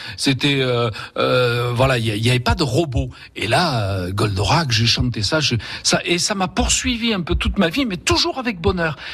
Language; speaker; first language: French; early bilingual, other home language; Spanish